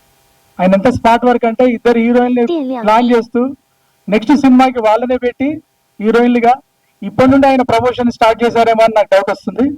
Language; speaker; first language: Telugu; native; Telugu